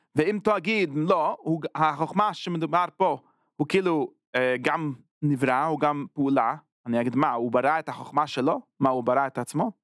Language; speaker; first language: Hebrew; non-native, fluent; English